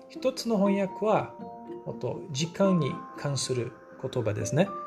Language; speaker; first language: Japanese; non-native, fluent; Portuguese